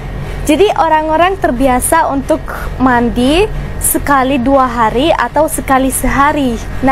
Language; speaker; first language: Indonesian; non-native, fluent; German